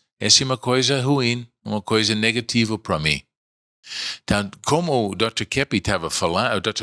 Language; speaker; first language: Portuguese; non-native, fluent; English